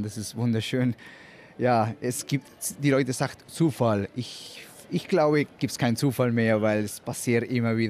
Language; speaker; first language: German; non-native, fluent; Spanish